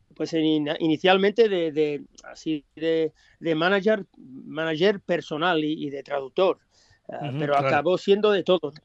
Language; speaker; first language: Spanish; non-native, fluent; English